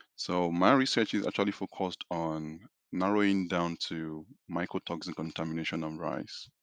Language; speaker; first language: English; non-native, local second language; Yoruba